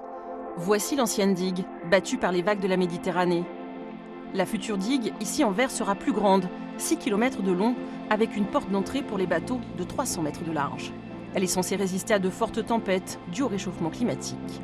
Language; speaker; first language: French; native; French